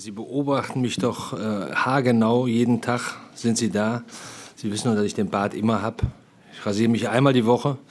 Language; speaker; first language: German; native; German